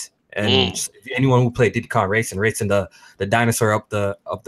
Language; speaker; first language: English; native; English